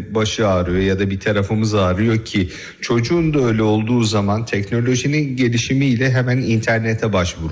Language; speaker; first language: Turkish; native; Turkish